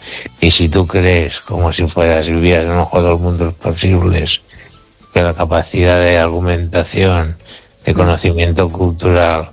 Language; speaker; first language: Spanish; native; Spanish